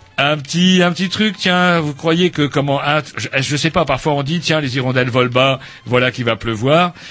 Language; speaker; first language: French; native; French